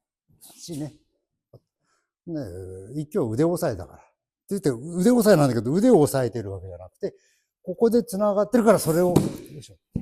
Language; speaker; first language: Japanese; native; Japanese